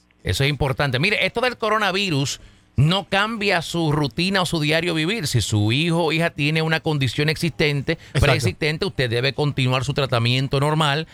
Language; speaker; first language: Spanish; native; Spanish